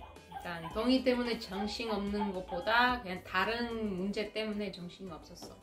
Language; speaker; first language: Korean; non-native, fluent; Russian